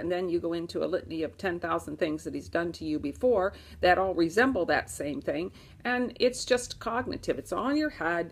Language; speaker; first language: English; native; English